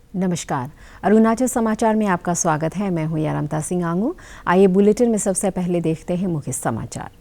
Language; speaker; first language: Hindi; non-native, local second language; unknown